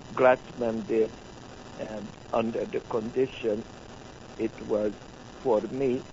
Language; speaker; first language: English; non-native, fluent; Hungarian